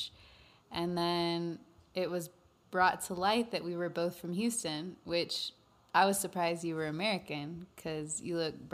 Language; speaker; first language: English; native; English